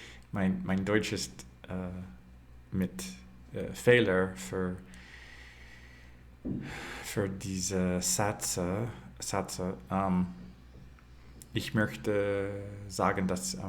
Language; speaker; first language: German; non-native, learner; English